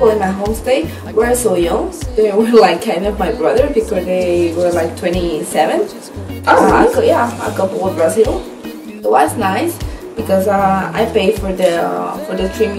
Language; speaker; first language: English; non-native, learner; Spanish